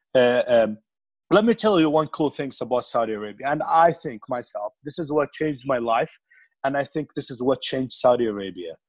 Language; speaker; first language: English; non-native, fluent; Arabic